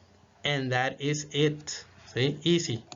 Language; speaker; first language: English; non-native, fluent; Spanish